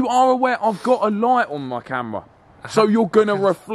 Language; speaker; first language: English; native; English